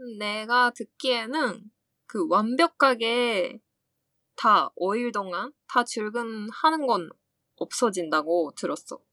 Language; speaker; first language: Korean; non-native, fluent; Japanese